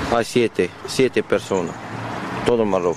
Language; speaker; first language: Spanish; non-native, learner; Arabic